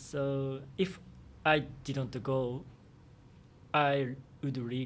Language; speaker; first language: English; non-native, learner; Japanese